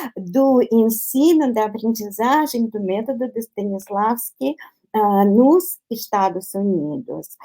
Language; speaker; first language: Portuguese; non-native, fluent; Russian